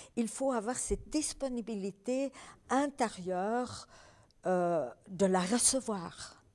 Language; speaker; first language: French; early bilingual, other home language; Polish